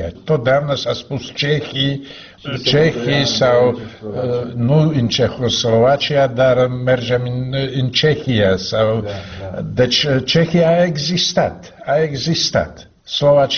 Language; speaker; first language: Romanian; non-native, fluent; Slovak